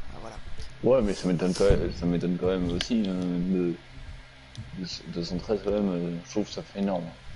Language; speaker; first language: French; native; French